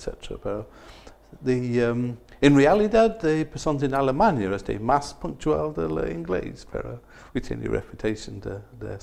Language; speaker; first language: Spanish; non-native, learner; English